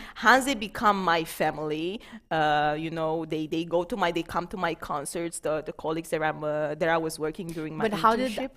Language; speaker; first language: English; non-native, fluent; Romanian